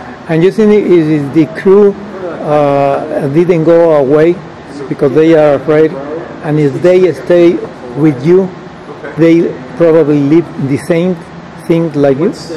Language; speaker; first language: English; non-native, learner; Spanish